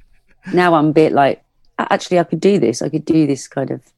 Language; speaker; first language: English; native; English